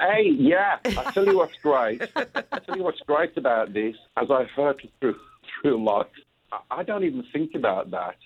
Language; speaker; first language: English; native; English